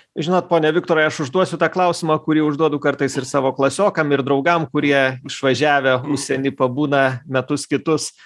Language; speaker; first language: Lithuanian; native; Lithuanian